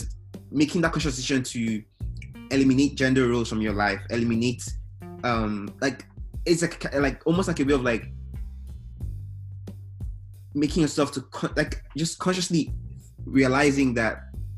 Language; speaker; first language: English; non-native, local second language; Igbo